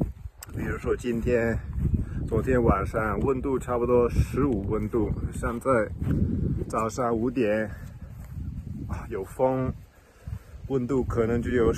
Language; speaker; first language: Chinese; non-native, fluent; English